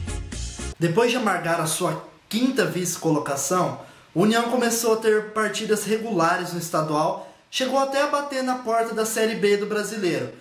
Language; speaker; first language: Portuguese; native; Portuguese